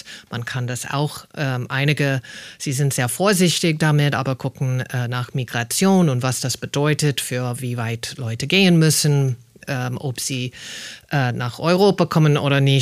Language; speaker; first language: German; non-native, fluent; English